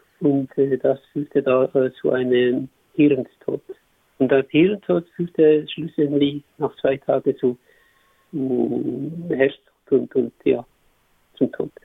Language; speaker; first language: German; non-native, learner; Kurdish